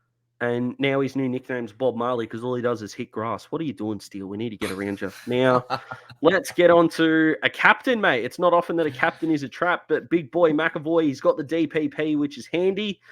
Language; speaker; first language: English; native; English